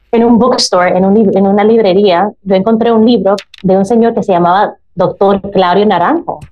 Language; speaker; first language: Spanish; early bilingual, heritage; Spanish